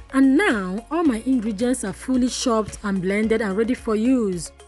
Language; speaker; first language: English; non-native, local second language; Igbo